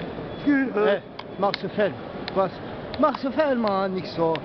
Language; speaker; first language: German; non-native, learner; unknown